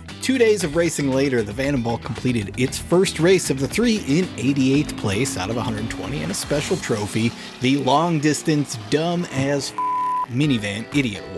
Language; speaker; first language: English; native; English